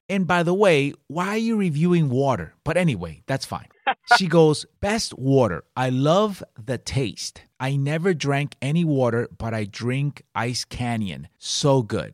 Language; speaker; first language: English; early bilingual, other home language; Spanish